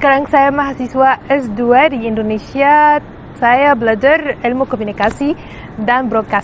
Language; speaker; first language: Indonesian; non-native, learner; Arabic